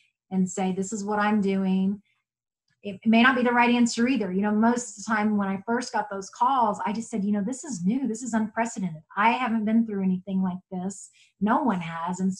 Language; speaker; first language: English; native; English